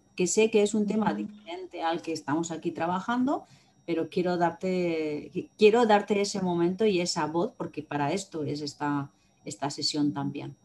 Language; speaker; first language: Spanish; native; Spanish